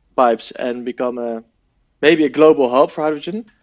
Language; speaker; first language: English; non-native, fluent; Dutch